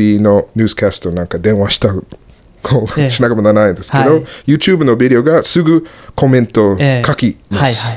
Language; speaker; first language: Japanese; non-native, learner; English